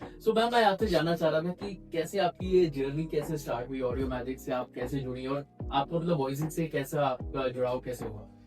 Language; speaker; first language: Hindi; native; Hindi